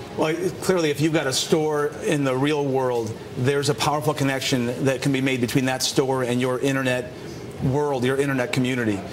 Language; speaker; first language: English; native; English